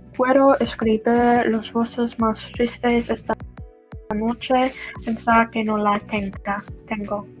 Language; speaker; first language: Spanish; non-native, learner; English